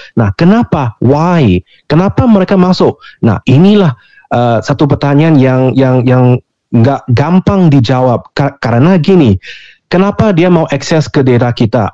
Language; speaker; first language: Indonesian; non-native, fluent; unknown